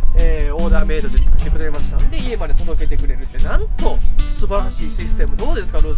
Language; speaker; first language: Japanese; native; Japanese